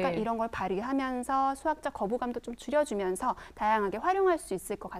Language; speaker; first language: Korean; native; Korean